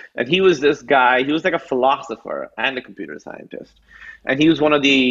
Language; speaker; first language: English; non-native, local second language; Urdu